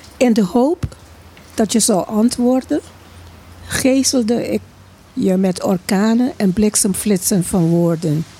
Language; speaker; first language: Dutch; non-native, local second language; Papiamento